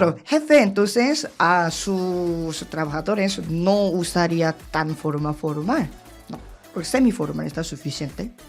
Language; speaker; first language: Spanish; non-native, learner; Korean